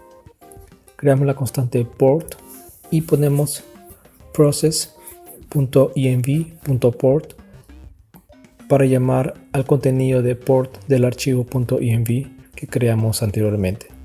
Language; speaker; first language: Spanish; native; Spanish